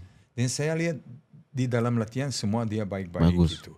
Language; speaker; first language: Indonesian; non-native, fluent; Serbian